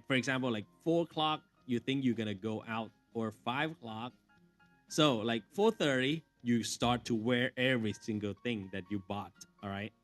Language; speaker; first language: English; non-native, fluent; Thai